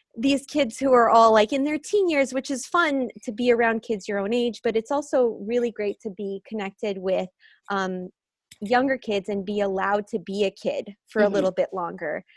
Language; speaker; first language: English; native; English